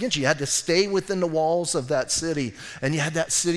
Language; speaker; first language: English; native; English